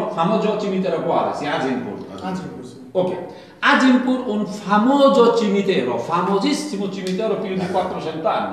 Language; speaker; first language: Italian; non-native, learner; Bangla